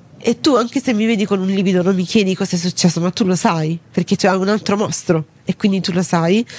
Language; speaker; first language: Italian; native; Italian